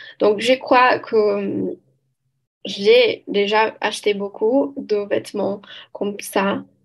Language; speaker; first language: French; non-native, learner; Portuguese